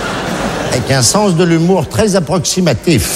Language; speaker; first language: French; native; French